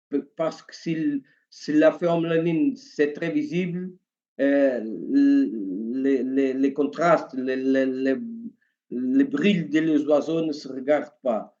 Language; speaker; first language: French; non-native, learner; Portuguese